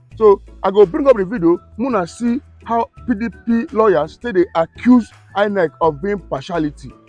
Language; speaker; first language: Nigerian Pidgin; native; Nigerian Pidgin